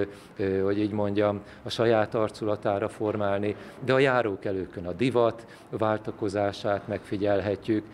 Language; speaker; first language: Hungarian; native; Hungarian